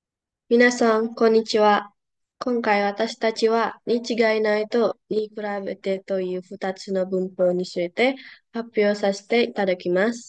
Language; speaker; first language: Japanese; non-native, learner; Indonesian